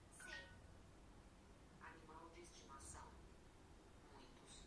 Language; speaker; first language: Portuguese; non-native, learner; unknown